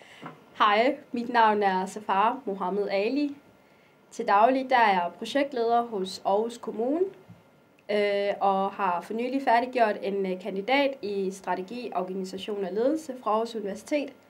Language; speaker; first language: Danish; early bilingual, other home language; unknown